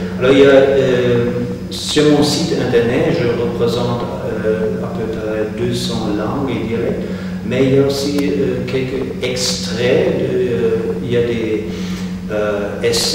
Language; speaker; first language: French; non-native, fluent; German